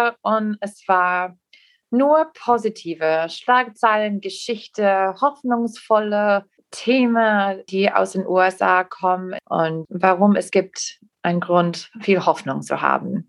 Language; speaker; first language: German; non-native, fluent; English